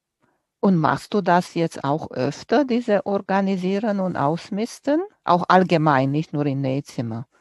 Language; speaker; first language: German; non-native, fluent; Romanian